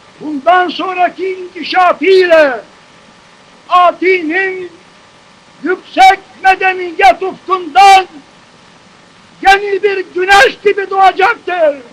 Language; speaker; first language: Turkish; native; Turkish